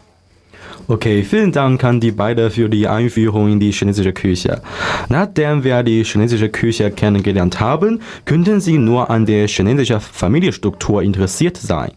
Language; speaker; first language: German; non-native, learner; Chinese